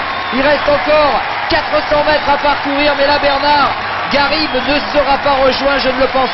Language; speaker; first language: French; native; French